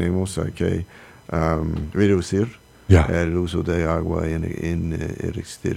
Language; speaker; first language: Spanish; non-native, learner; English